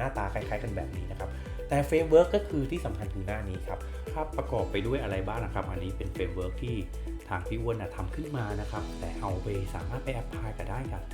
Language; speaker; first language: Thai; native; Thai